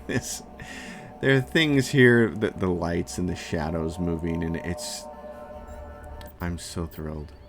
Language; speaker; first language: English; native; English